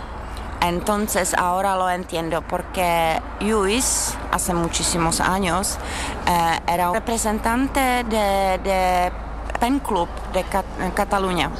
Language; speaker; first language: Spanish; non-native, learner; Czech